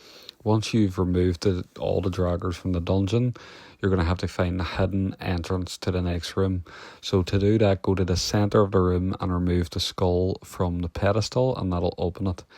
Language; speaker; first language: English; native; English